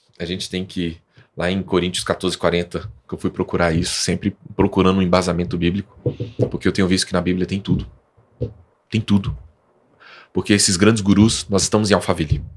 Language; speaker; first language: Portuguese; native; Portuguese